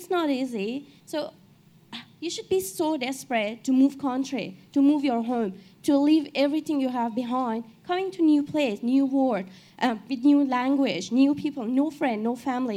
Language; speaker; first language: English; non-native, fluent; Persian